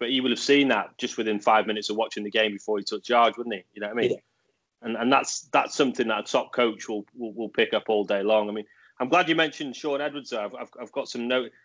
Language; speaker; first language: English; native; English